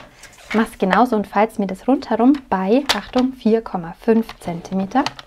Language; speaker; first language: German; native; German